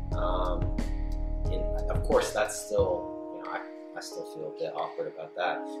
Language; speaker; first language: English; native; English